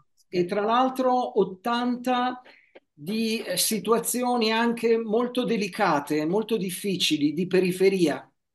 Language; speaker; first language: Italian; native; Italian